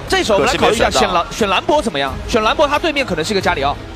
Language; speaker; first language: Chinese; native; Chinese